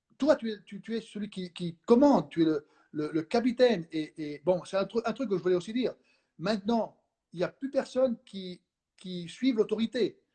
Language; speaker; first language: French; non-native, fluent; Spanish